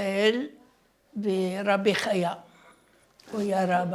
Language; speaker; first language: Hebrew; non-native, fluent; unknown